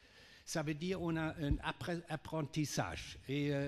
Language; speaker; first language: French; non-native, fluent; German